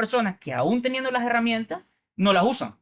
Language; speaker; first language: Spanish; native; Spanish